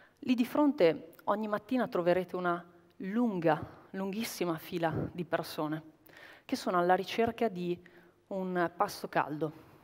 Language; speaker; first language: Italian; native; Italian